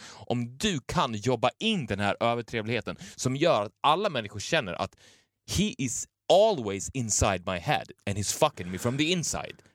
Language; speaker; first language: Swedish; native; Swedish